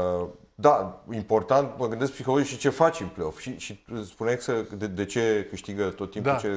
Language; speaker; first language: Romanian; native; Romanian